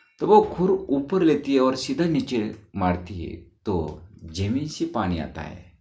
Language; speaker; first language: Hindi; non-native, local second language; Marathi